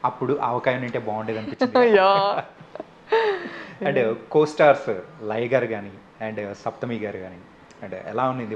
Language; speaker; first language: Telugu; native; Telugu